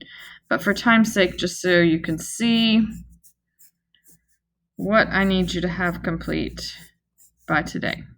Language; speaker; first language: English; native; English